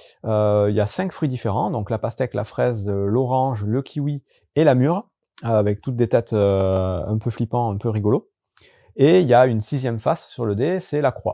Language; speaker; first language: French; native; French